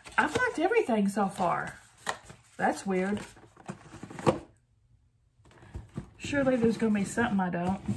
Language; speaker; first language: English; native; English